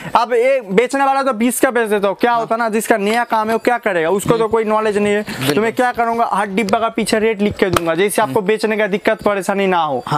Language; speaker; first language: Hindi; non-native, local second language; Bangla